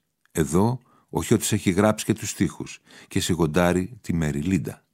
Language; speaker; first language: Greek; native; Greek